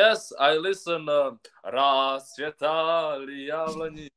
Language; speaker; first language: English; non-native, learner; Serbian